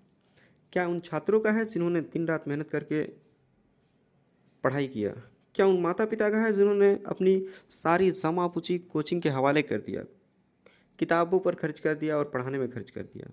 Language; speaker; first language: Hindi; native; Hindi